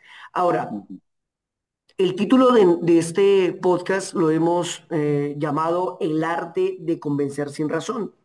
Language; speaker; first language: Spanish; native; Spanish